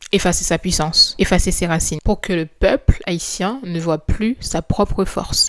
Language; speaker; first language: French; non-native, local second language; Haitian Creole